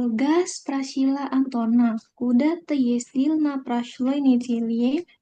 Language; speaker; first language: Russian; non-native, learner; Indonesian